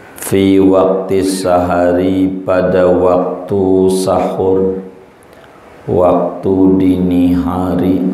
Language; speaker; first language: Indonesian; native; Indonesian